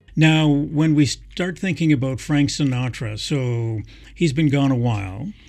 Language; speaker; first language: English; native; English